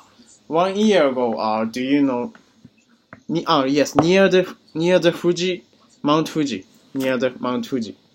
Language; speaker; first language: English; non-native, learner; Japanese